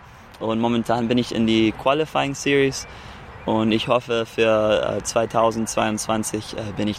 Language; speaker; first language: German; early bilingual, heritage; German